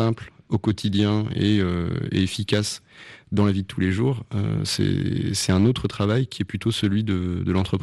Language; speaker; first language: French; native; French